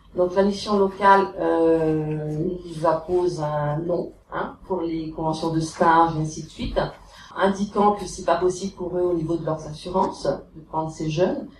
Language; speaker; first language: French; native; French